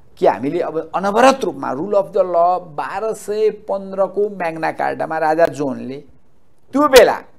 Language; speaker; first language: Nepali; native; Nepali